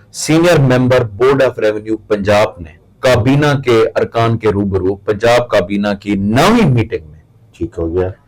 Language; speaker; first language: Urdu; non-native, local second language; Saraiki